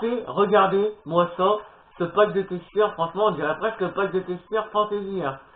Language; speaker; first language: French; native; French